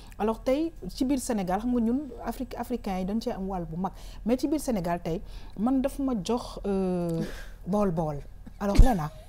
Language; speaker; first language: Wolof; native; Wolof